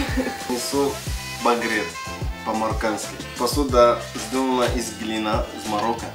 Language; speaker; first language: Russian; non-native, learner; Arabic